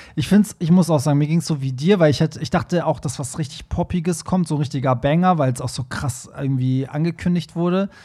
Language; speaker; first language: German; early bilingual, other home language; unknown